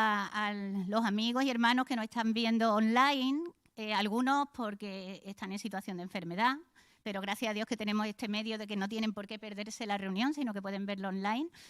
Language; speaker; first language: Spanish; native; Spanish